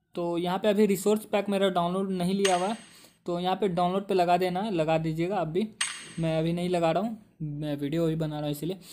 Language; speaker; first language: Hindi; native; Hindi